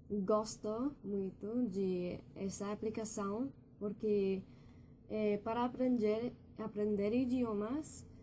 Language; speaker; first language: Portuguese; non-native, learner; English